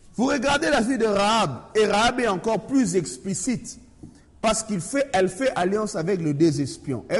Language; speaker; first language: French; non-native, local second language; Lingala